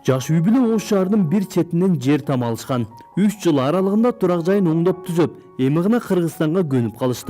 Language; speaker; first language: Kyrgyz; native; Kyrgyz